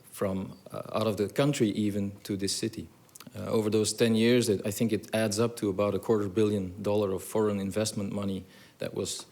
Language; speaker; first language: English; non-native, fluent; Dutch